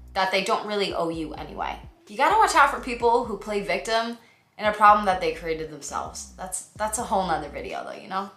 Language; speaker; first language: English; native; English